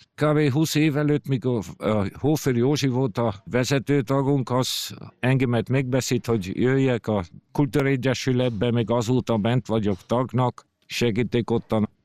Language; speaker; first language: Hungarian; native; Hungarian